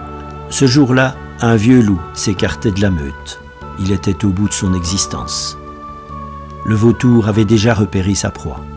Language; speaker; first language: French; native; French